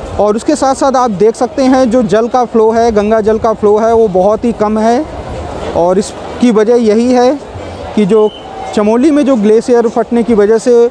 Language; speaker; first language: Hindi; native; Hindi